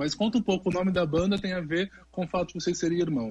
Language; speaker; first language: Portuguese; native; Portuguese